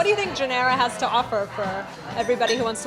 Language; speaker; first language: English; native; English